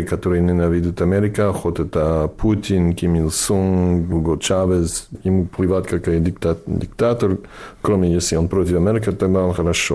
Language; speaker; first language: Russian; non-native, fluent; English